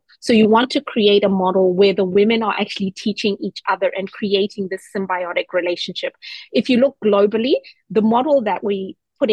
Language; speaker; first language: English; non-native, local second language; Shona